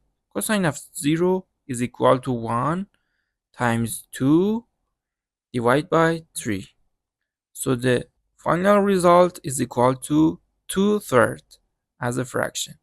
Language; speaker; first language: English; non-native, learner; Persian